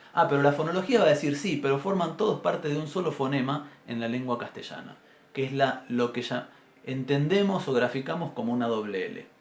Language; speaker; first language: Spanish; native; Spanish